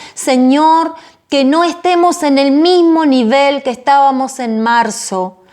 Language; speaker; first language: Spanish; native; Spanish